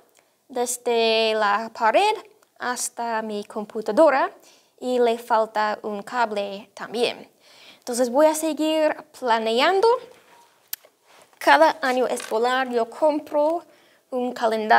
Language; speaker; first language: Spanish; non-native, fluent; English